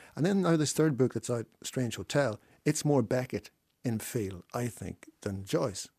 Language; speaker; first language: English; native; English